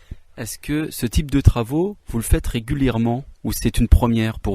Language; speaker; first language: French; native; French